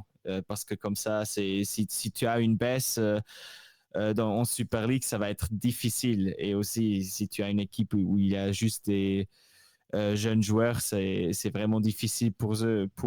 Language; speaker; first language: French; non-native, local second language; Swiss German